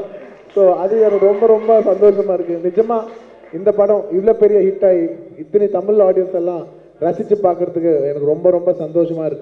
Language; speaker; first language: Tamil; non-native, local second language; Telugu